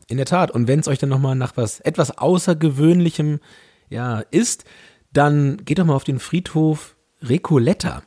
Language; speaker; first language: German; native; German